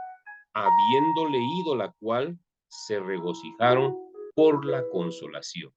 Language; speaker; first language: Spanish; native; Spanish